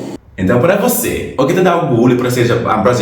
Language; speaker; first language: Portuguese; non-native, fluent; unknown